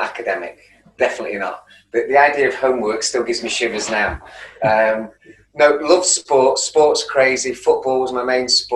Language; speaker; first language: English; native; English